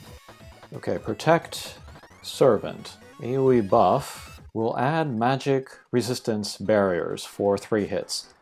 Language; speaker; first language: English; native; English